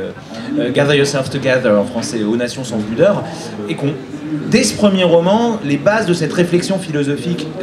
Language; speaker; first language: French; native; French